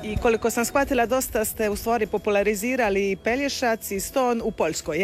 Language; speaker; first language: Serbian; native; Serbian